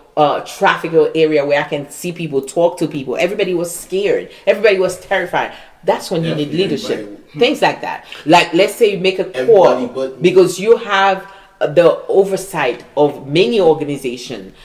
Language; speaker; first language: English; non-native, fluent; Haitian Creole